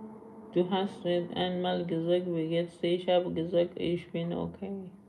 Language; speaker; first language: German; non-native, learner; Persian